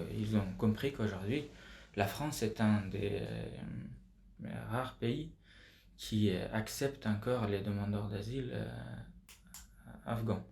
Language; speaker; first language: French; non-native, fluent; Persian